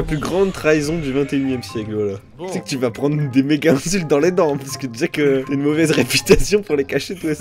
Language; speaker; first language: French; native; French